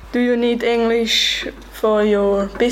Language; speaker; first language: English; non-native, learner; Swiss German